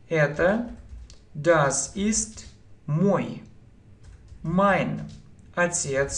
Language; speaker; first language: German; non-native, fluent; Russian